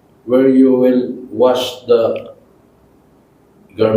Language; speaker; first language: English; non-native, learner; Filipino